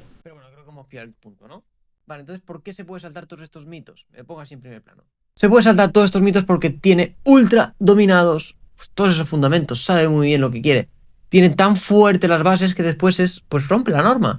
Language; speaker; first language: Spanish; native; Spanish